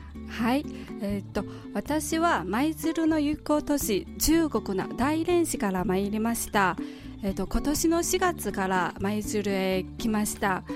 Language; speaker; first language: Japanese; non-native, fluent; Chinese